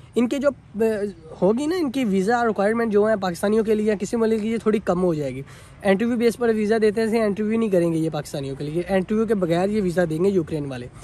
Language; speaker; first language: Urdu; non-native, local second language; Punjabi